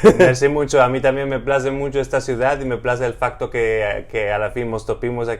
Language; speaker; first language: Spanish; non-native, fluent; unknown